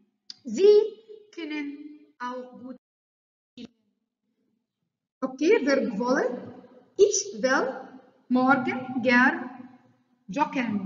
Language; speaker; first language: German; non-native, learner; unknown